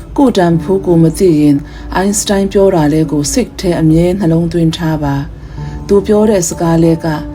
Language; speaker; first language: Burmese; non-native, local second language; Hakha Chin